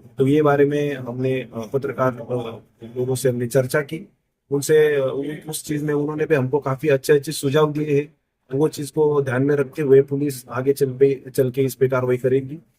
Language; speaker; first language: Hindi; non-native, local second language; Marathi